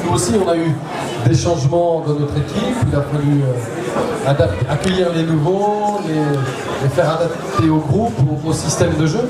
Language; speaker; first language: French; native; French